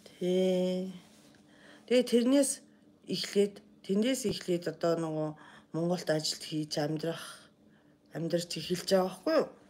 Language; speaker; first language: Mongolian; non-native, fluent; Japanese